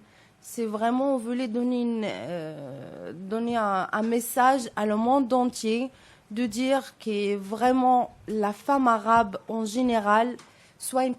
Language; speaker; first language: French; non-native, local second language; Arabic